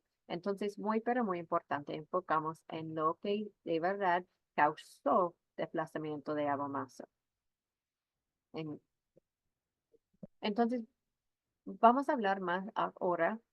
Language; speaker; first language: Spanish; non-native, fluent; English